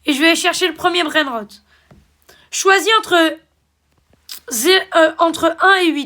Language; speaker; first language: French; native; French